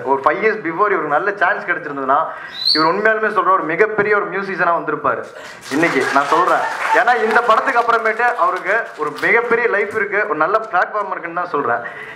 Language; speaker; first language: Tamil; native; Tamil